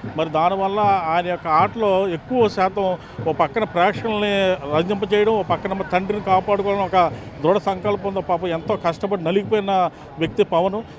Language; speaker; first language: Telugu; native; Telugu